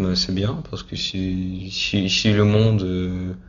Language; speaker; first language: French; non-native, fluent; Russian